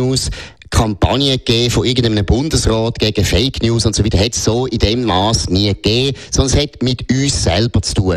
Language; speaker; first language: German; native; German